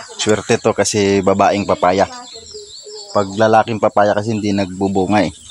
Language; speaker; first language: Filipino; non-native, local second language; Cebuano